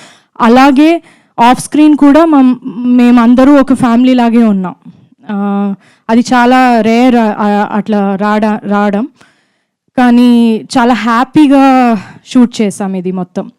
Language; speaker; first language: Telugu; non-native, fluent; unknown